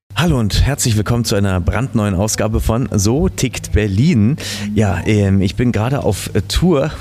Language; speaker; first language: German; native; German